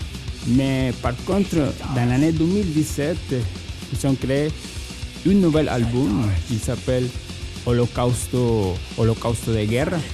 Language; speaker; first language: French; non-native, fluent; Spanish